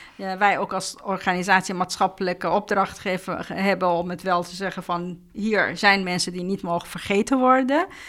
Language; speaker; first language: Dutch; non-native, fluent; Persian